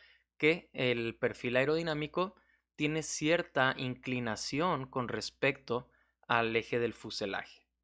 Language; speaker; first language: Spanish; native; Spanish